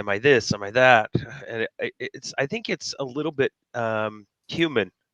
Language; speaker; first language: English; native; English